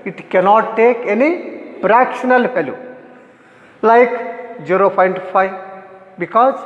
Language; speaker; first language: English; non-native, local second language; Kannada